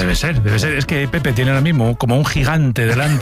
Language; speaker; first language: Spanish; native; Spanish